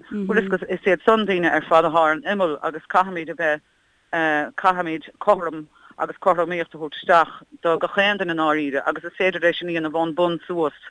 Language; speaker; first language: Irish; native; Irish